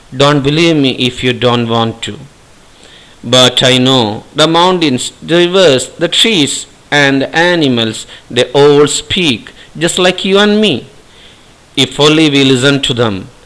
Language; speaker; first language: English; non-native, local second language; Malayalam